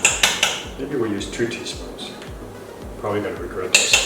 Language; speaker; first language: English; native; English